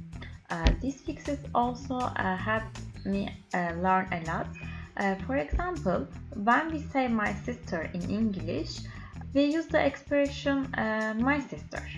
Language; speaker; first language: English; non-native, learner; Turkish